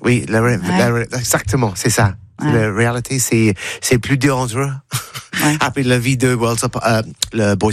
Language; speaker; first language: French; non-native, learner; English